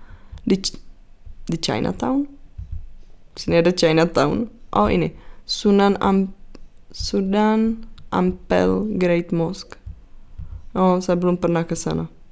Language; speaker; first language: Indonesian; non-native, fluent; Czech